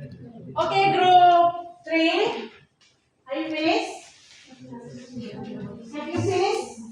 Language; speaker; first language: English; non-native, fluent; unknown